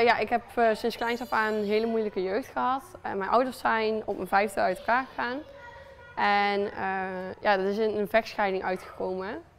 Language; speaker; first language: Dutch; early bilingual, other home language; Spanish